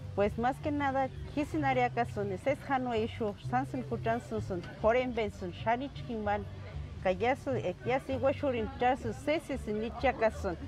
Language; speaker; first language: Spanish; non-native, local second language; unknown